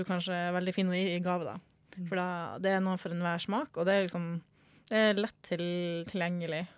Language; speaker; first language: Norwegian; native; Norwegian